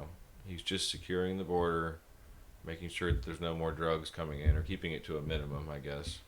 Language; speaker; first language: English; native; English